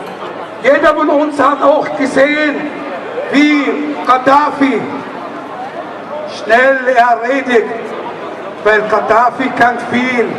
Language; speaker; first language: German; non-native, learner; Arabic